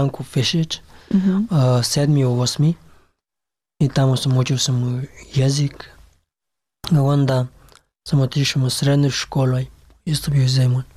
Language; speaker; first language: Serbian; non-native, learner; Pashto